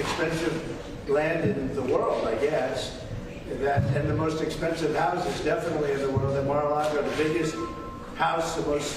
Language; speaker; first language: English; native; English